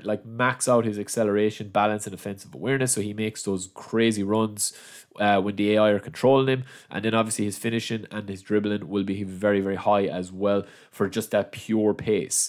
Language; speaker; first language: English; native; English